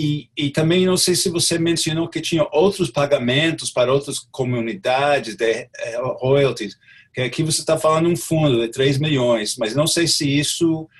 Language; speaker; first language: Portuguese; non-native, fluent; English